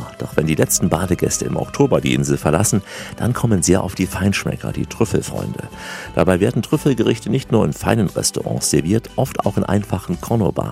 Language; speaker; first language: German; native; German